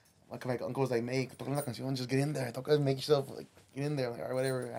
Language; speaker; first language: English; early bilingual, other home language; Spanish